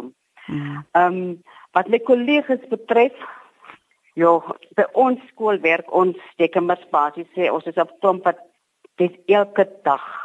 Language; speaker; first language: Afrikaans; native; Afrikaans